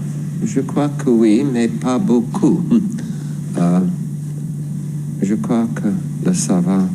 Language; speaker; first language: French; non-native, fluent; English